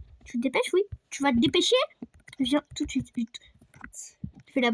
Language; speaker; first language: French; native; French